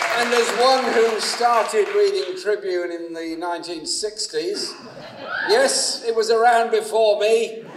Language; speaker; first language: English; native; English